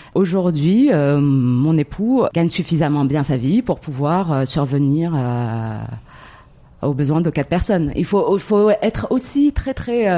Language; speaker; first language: French; non-native, local second language; Arabic